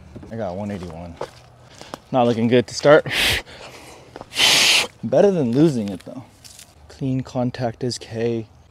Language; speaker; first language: English; early bilingual, other home language; Korean